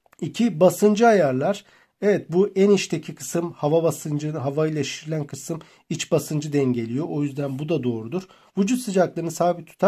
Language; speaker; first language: Turkish; native; Turkish